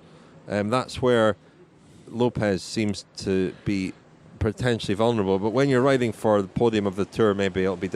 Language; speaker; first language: English; native; English